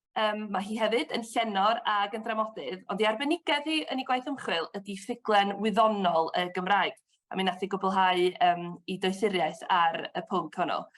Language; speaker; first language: Welsh; native; Welsh